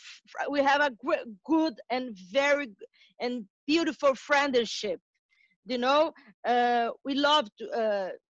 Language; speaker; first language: English; non-native, learner; Portuguese